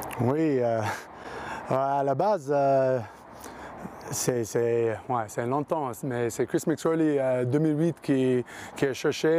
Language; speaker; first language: French; non-native, learner; English